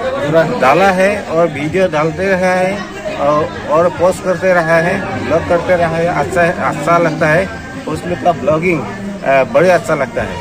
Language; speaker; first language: Hindi; non-native, local second language; Assamese